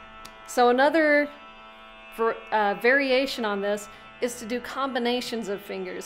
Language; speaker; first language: English; native; English